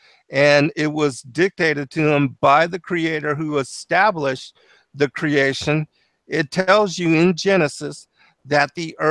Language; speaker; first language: English; native; English